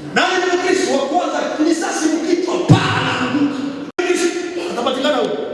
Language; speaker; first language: Swahili; native; Swahili